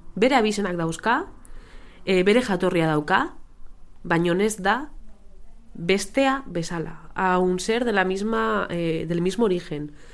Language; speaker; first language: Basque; non-native, local second language; Spanish